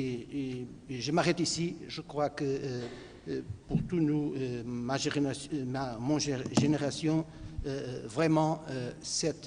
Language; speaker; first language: French; non-native, fluent; Portuguese